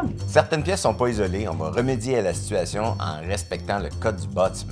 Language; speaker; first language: French; native; French